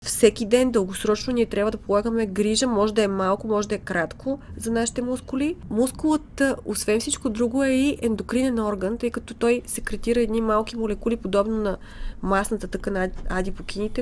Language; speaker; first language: Bulgarian; native; Bulgarian